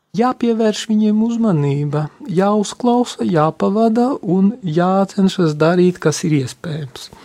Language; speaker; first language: Latvian; non-native, local second language; Polish